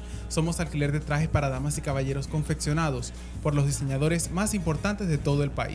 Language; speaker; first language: Spanish; native; Spanish